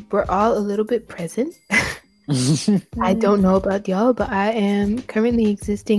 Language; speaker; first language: English; native; English